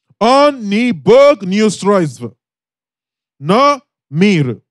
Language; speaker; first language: Russian; non-native, learner; English